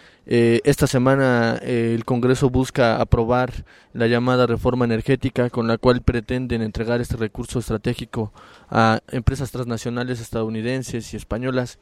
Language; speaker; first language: Spanish; native; Spanish